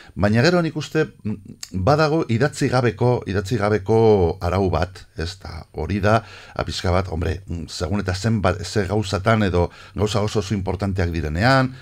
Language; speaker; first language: Basque; non-native, local second language; Spanish